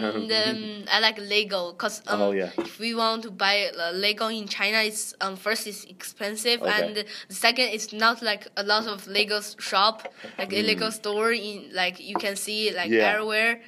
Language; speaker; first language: English; early bilingual, other home language; Chinese